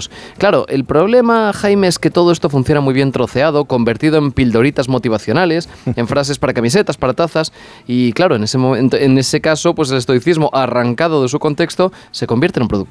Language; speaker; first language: Spanish; native; Spanish